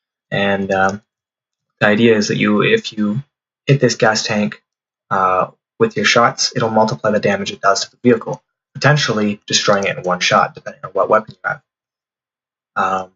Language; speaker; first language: English; native; English